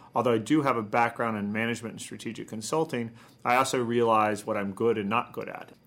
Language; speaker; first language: English; native; English